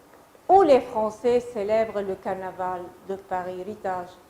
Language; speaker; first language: French; non-native, fluent; Arabic